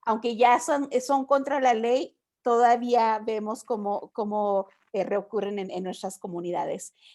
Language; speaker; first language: Spanish; early bilingual, heritage; Spanish